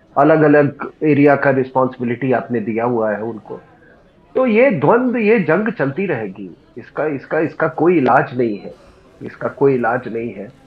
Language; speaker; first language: Hindi; native; Hindi